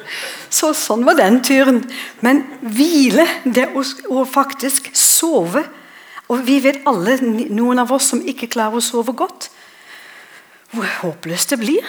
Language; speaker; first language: Norwegian; non-native, fluent; English